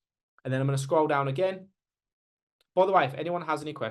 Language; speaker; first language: English; native; English